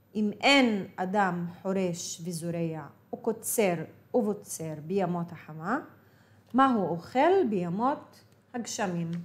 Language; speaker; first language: Hebrew; non-native, local second language; Arabic